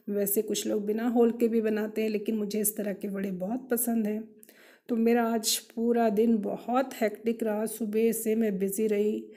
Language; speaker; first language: Hindi; non-native, local second language; Kannada